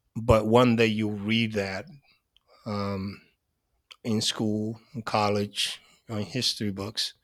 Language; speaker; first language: English; early bilingual, other home language; Spanish